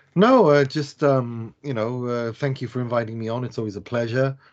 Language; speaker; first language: English; non-native, fluent; Swedish